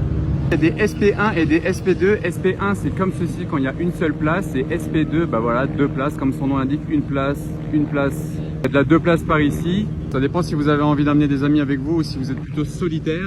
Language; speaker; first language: French; native; French